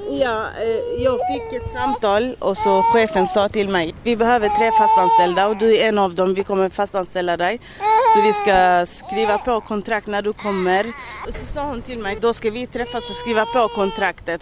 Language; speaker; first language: Swedish; early bilingual, other home language; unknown